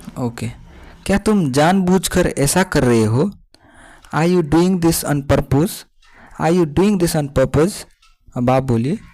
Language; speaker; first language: Hindi; native; Hindi